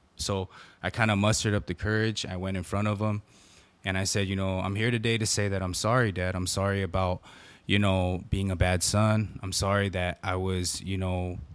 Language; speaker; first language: English; native; English